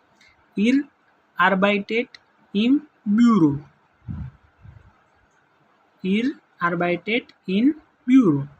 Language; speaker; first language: German; non-native, learner; Gujarati